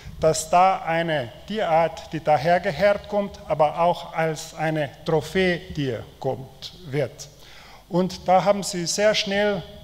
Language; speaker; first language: German; non-native, fluent; Slovenian